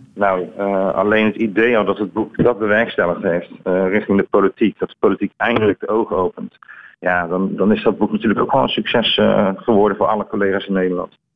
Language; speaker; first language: Dutch; native; Dutch